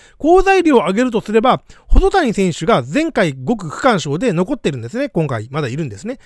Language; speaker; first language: Japanese; native; Japanese